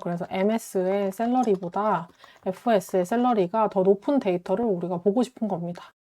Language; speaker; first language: Korean; native; Korean